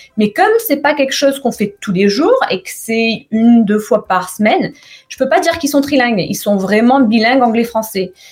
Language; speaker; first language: French; native; French